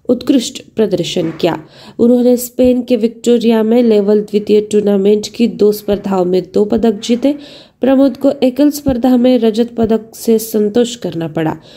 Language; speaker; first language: Hindi; non-native, local second language; Marathi